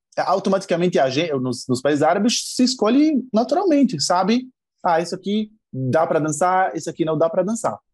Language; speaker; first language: Portuguese; non-native, fluent; Arabic